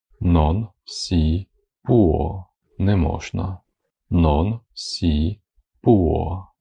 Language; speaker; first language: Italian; non-native, fluent; Ukrainian